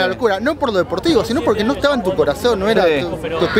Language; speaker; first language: Spanish; native; Spanish